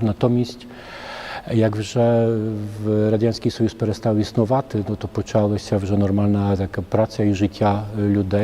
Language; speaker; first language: Ukrainian; non-native, fluent; Polish